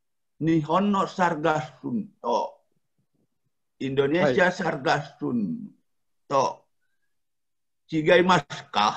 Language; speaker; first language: Japanese; non-native, learner; Indonesian